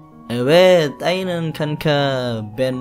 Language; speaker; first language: Turkish; non-native, learner; Indonesian